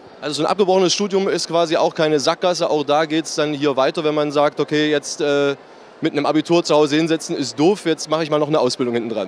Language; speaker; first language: German; native; German